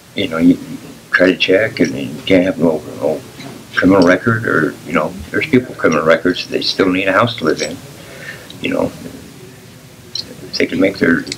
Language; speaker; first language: English; native; English